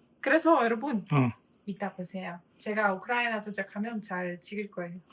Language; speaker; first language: Korean; non-native, learner; Ukrainian